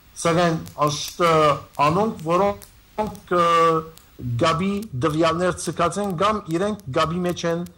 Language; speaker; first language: Armenian; native; Armenian